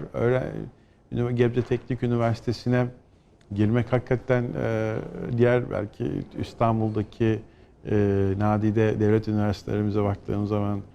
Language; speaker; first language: Turkish; native; Turkish